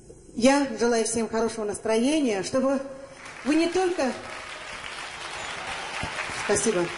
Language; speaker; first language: Russian; non-native, local second language; Uzbek